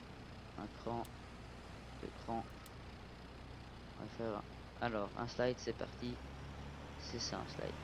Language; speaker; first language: French; native; French